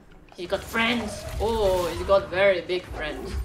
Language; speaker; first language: English; non-native, fluent; French